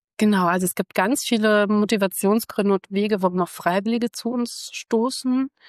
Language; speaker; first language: German; early bilingual, other home language; Croatian